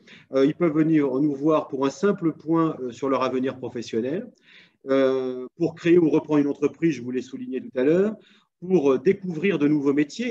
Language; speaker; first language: French; native; French